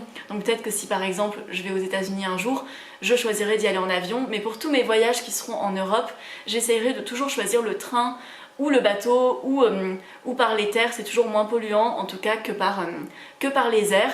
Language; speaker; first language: French; native; French